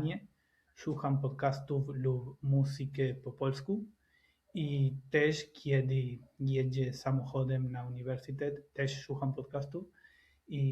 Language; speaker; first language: Polish; non-native, learner; Spanish